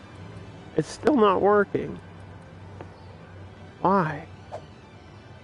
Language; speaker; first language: English; native; English